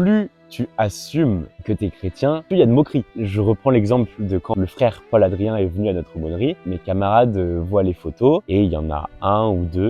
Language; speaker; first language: French; native; French